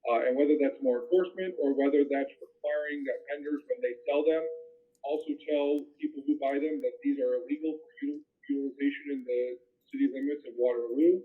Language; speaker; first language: English; native; English